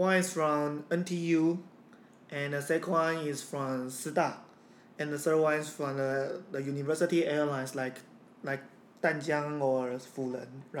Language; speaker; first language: English; non-native, fluent; Chinese